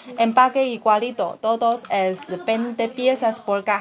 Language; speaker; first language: Spanish; non-native, learner; Chinese